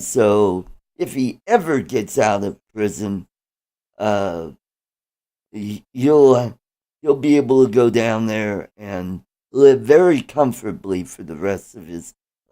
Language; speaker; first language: English; native; English